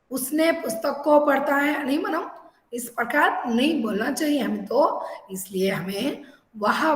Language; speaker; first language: Hindi; non-native, local second language; Telugu